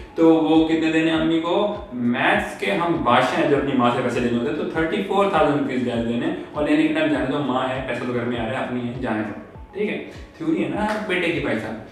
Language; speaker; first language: Urdu; native; Urdu